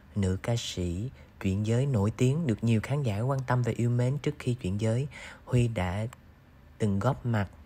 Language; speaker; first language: Vietnamese; native; Vietnamese